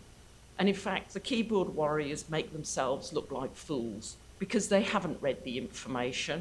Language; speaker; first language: English; native; English